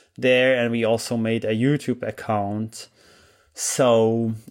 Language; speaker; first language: English; non-native, fluent; Czech